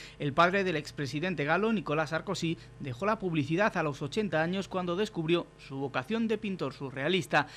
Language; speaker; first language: Spanish; native; Spanish